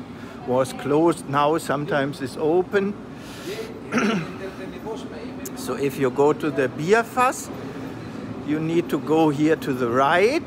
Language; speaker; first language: English; non-native, fluent; German